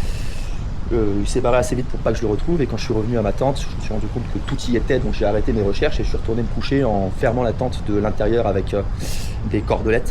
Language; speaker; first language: French; native; French